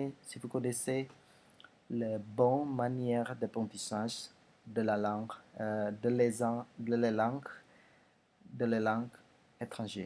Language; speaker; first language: French; non-native, learner; Indonesian